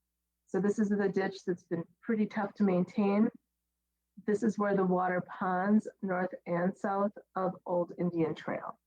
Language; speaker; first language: English; native; English